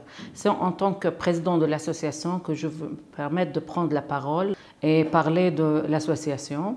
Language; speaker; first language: French; non-native, fluent; Arabic